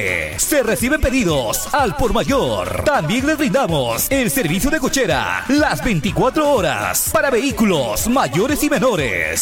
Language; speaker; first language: Spanish; native; Spanish